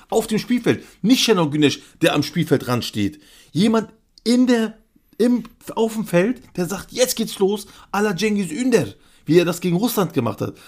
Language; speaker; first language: German; early bilingual, other home language; Turkish